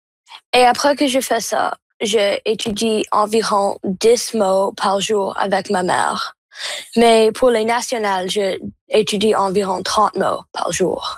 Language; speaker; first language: French; non-native, local second language; English